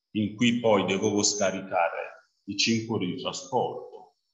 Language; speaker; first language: Italian; non-native, fluent; French